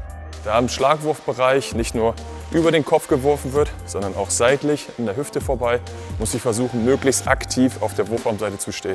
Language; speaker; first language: German; native; German